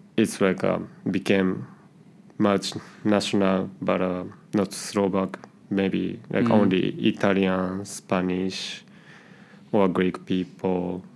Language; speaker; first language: English; non-native, learner; Japanese